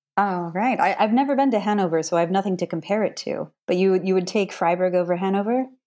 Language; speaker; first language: English; native; English